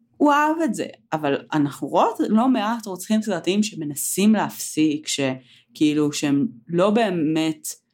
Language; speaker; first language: Hebrew; native; Hebrew